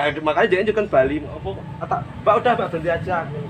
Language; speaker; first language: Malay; non-native, local second language; Javanese